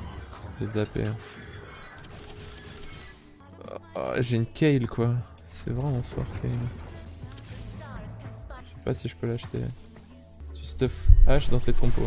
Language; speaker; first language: French; native; French